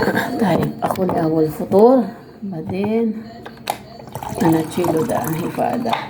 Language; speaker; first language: Arabic; non-native, learner; Filipino